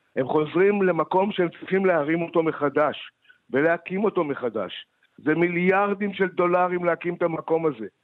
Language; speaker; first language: Hebrew; native; Hebrew